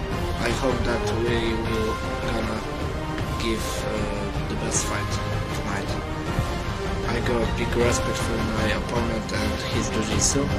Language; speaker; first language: English; non-native, learner; Polish